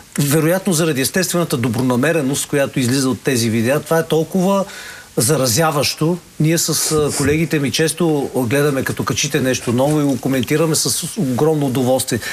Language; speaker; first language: Bulgarian; native; Bulgarian